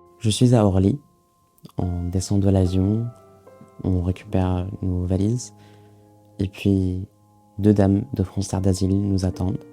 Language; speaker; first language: French; early bilingual, other home language; Arabic